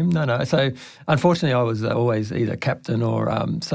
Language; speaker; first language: English; native; English